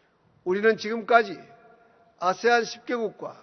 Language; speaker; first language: Korean; native; Korean